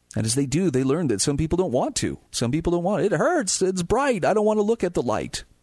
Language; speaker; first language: English; native; English